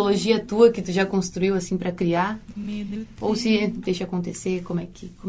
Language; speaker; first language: Portuguese; native; Portuguese